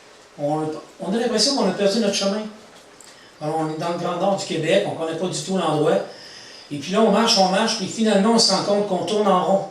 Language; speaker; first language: French; native; French